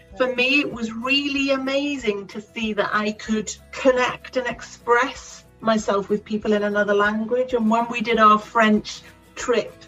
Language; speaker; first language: English; native; English